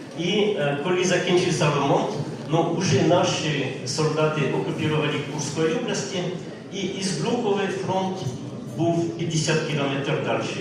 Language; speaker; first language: Ukrainian; non-native, learner; French